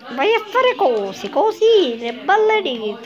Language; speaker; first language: Italian; native; Italian